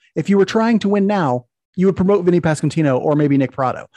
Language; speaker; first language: English; native; English